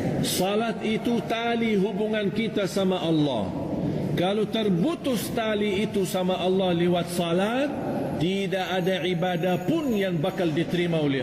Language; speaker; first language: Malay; non-native, fluent; Arabic